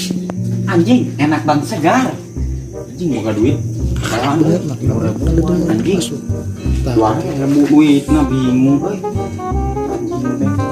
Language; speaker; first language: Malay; non-native, local second language; Sundanese